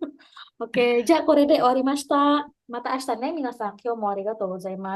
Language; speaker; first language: Japanese; non-native, fluent; Indonesian